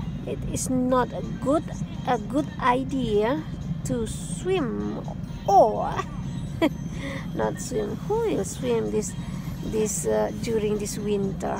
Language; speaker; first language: English; non-native, fluent; Indonesian